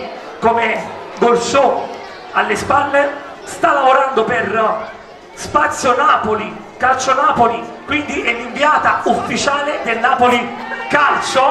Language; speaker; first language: Italian; native; Italian